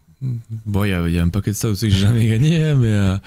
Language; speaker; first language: French; native; French